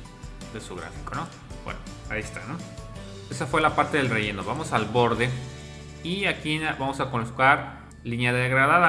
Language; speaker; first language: Spanish; native; Spanish